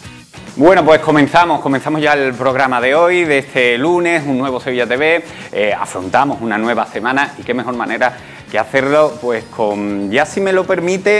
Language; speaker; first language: Spanish; native; Spanish